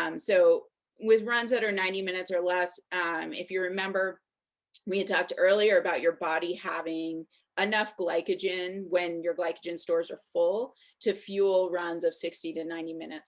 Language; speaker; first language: English; native; English